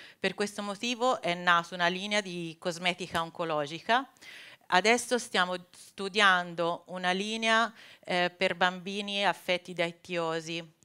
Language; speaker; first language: Italian; native; Italian